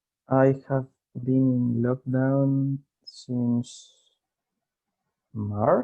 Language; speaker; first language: English; non-native, learner; Spanish